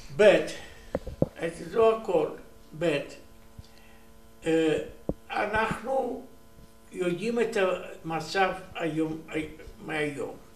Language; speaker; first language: Hebrew; non-native, learner; Romanian